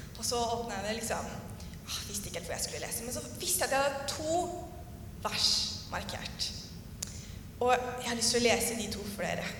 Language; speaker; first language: Norwegian; native; Norwegian